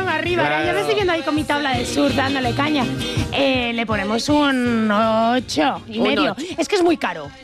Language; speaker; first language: Spanish; native; Spanish